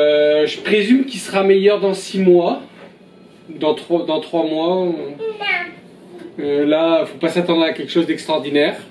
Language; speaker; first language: French; native; French